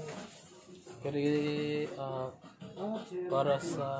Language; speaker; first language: Japanese; non-native, learner; Filipino